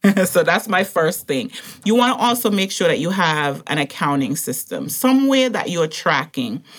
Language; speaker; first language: English; native; English